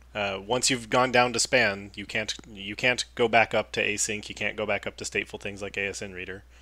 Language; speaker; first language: English; native; English